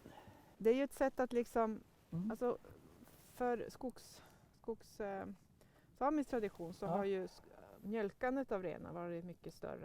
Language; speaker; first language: Swedish; native; Swedish